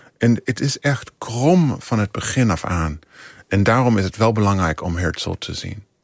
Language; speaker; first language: Dutch; non-native, fluent; English